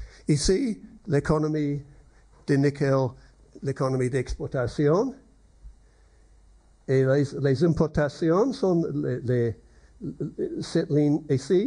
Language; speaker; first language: French; non-native, learner; English